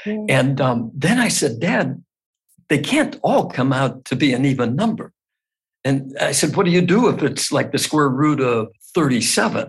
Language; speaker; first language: English; native; English